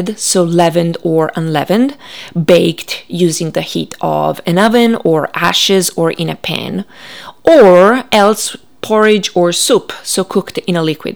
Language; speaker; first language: English; non-native, fluent; Italian